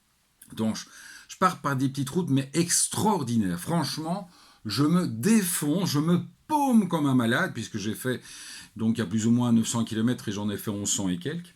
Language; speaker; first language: French; native; French